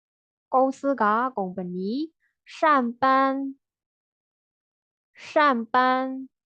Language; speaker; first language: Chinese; non-native, fluent; Burmese